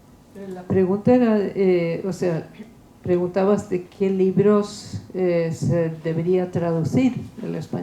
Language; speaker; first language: Spanish; non-native, fluent; Swedish